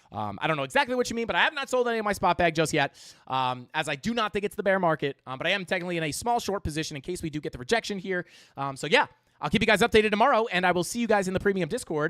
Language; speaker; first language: English; native; English